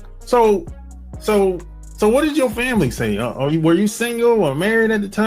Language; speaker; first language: English; native; English